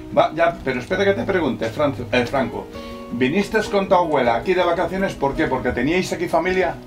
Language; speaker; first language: Spanish; native; Spanish